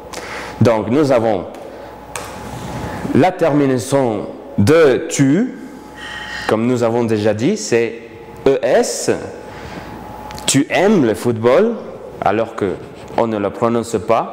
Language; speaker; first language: French; non-native, fluent; Spanish